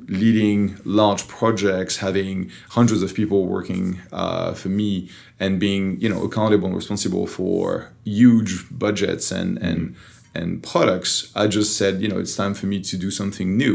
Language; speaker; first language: English; non-native, fluent; French